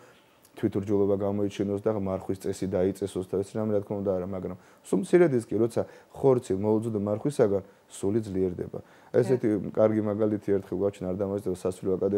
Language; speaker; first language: Georgian; native; Georgian